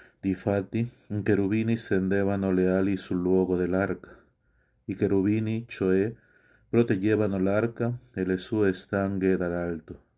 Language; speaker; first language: Italian; non-native, fluent; Spanish